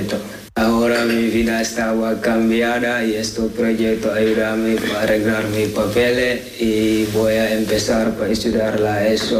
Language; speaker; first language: Spanish; non-native, learner; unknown